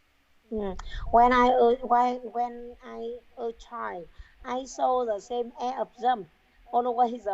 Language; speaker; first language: English; non-native, learner; Vietnamese